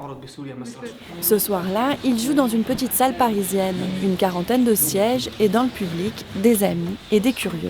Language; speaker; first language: French; native; French